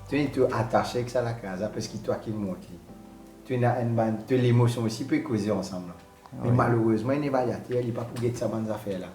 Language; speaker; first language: French; non-native, local second language; Morisyen